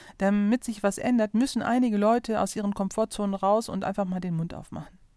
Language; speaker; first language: German; early bilingual, other home language; Turkish